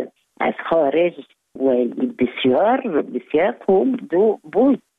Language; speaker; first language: Persian; non-native, learner; Arabic